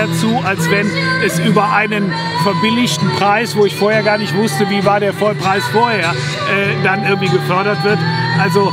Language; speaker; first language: German; native; German